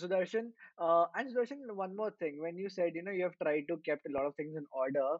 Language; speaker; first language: English; non-native, local second language; Hindi